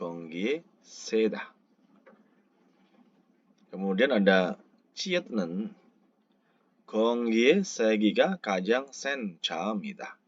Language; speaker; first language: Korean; non-native, fluent; Indonesian